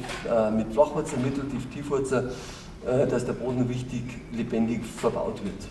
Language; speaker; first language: German; native; German